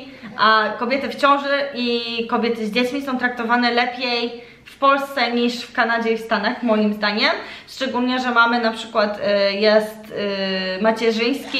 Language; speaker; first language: Polish; early bilingual, heritage; Polish